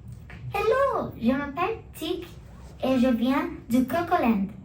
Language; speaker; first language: French; non-native, learner; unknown